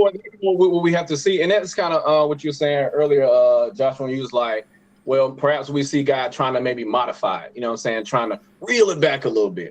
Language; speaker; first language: English; native; English